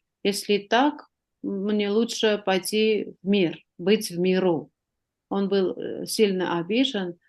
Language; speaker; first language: Russian; non-native, fluent; Armenian